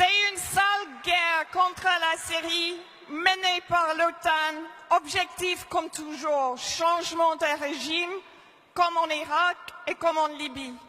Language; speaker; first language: French; non-native, fluent; English